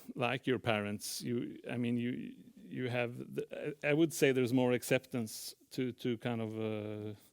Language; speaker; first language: English; non-native, fluent; Norwegian